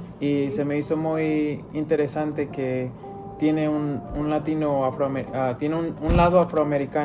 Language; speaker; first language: Spanish; early bilingual, other home language; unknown